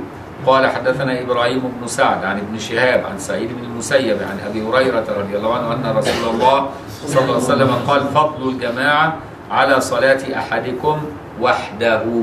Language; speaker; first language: Arabic; native; Arabic